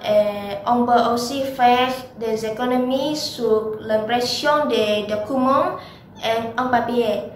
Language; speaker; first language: French; non-native, learner; Vietnamese